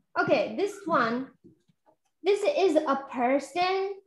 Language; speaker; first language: English; non-native, fluent; Chinese